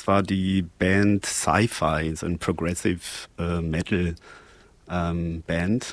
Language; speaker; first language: German; non-native, fluent; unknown